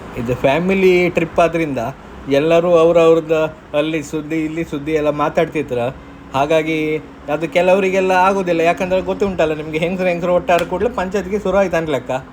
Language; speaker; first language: Kannada; non-native, local second language; Konkani